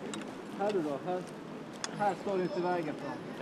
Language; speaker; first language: Swedish; native; Swedish